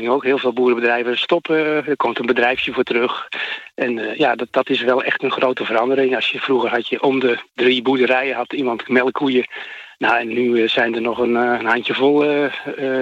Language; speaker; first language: Dutch; native; Dutch